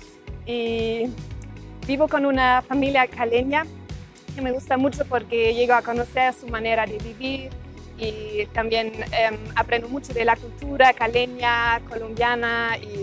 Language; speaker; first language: Spanish; non-native, fluent; German